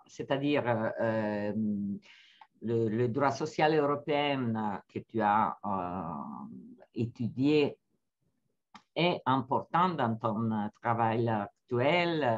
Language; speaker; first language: French; non-native, fluent; Italian